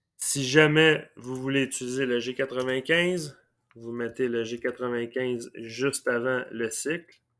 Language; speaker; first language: French; native; French